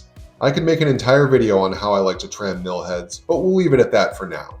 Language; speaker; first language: English; native; English